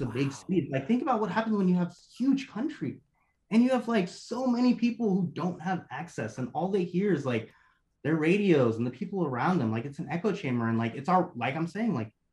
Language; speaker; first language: English; native; English